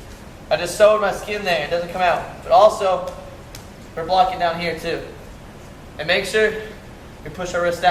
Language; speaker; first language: English; native; English